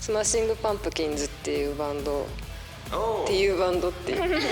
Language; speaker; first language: Japanese; native; Japanese